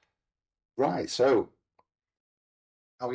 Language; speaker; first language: English; native; English